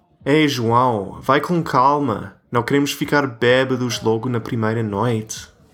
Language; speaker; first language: Portuguese; non-native, fluent; English